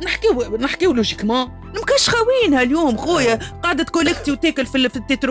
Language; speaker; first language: Arabic; native; Arabic